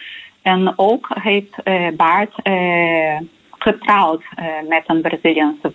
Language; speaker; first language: Dutch; non-native, fluent; Portuguese